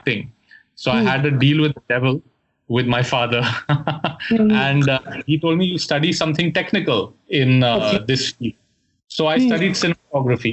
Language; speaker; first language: English; non-native, local second language; Hindi